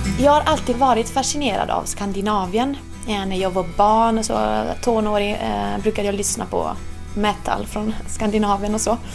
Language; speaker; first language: Swedish; non-native, fluent; Italian